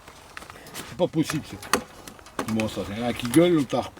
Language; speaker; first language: French; native; French